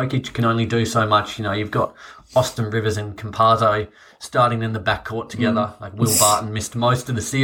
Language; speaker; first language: English; native; English